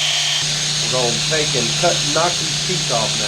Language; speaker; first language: English; native; English